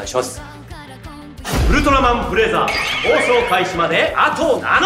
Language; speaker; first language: Japanese; native; Japanese